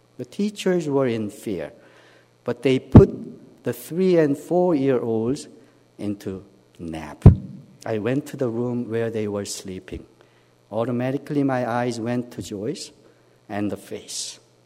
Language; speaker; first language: English; non-native, fluent; Korean